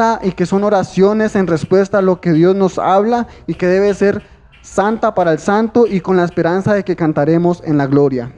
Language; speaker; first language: Spanish; native; Spanish